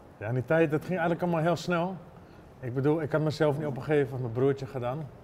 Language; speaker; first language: Dutch; early bilingual, other home language; English